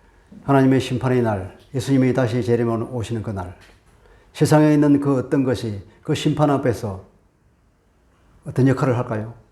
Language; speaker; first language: Korean; native; Korean